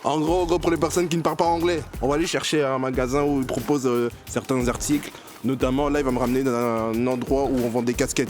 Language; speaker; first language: French; native; French